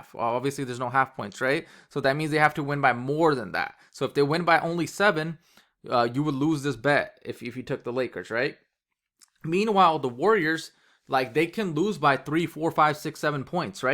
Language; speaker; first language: English; native; English